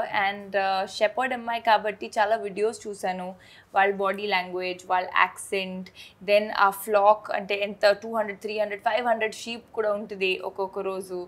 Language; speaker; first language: Telugu; non-native, fluent; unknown